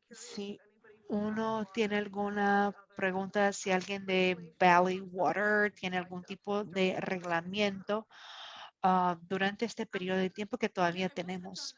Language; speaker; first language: Spanish; non-native, fluent; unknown